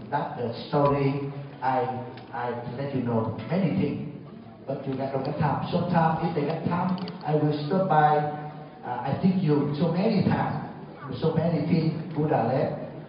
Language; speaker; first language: English; non-native, learner; Vietnamese